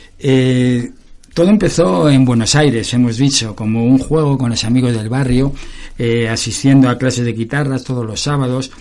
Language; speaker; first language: Spanish; native; Spanish